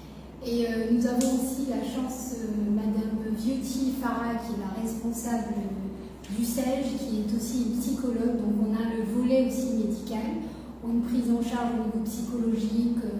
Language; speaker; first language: French; native; French